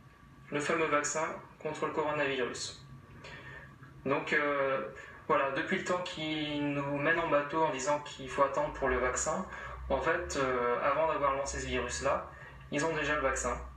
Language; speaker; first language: French; native; French